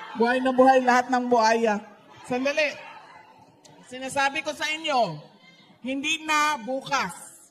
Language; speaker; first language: Filipino; non-native, local second language; Cebuano